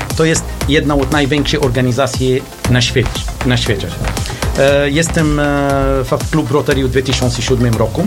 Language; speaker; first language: Polish; non-native, learner; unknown